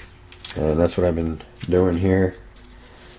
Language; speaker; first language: English; native; English